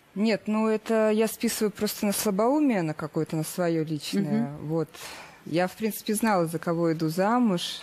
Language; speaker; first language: Russian; native; Russian